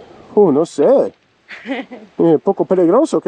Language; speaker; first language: Spanish; non-native, learner; English